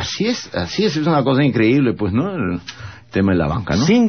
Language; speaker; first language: Spanish; native; Spanish